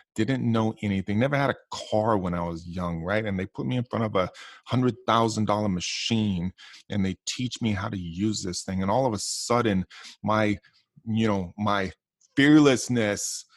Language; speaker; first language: English; native; English